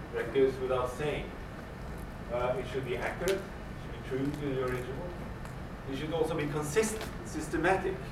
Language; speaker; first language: English; non-native, fluent; Norwegian